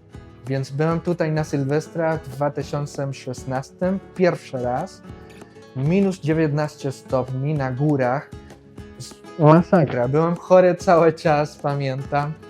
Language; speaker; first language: Polish; non-native, fluent; Spanish